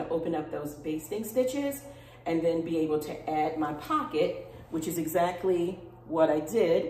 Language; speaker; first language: English; native; English